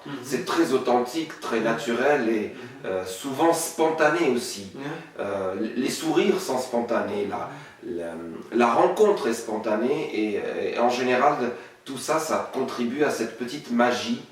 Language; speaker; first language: French; non-native, local second language; Arabic